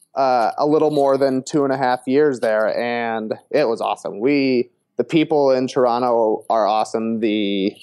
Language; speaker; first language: English; native; English